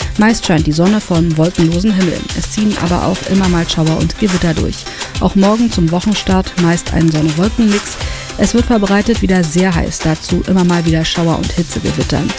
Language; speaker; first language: German; native; German